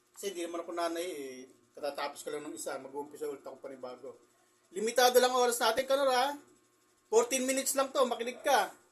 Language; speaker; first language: Filipino; native; Filipino